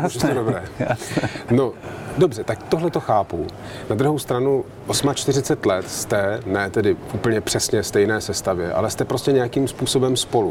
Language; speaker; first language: Czech; native; Czech